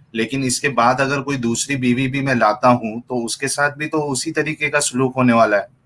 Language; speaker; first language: Hindi; native; Hindi